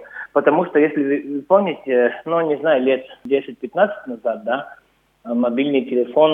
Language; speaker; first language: Russian; non-native, local second language; Latvian